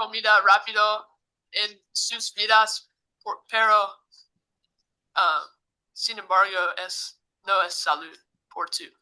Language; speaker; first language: Spanish; non-native, learner; English